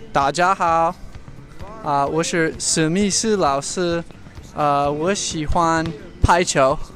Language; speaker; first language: Chinese; non-native, learner; English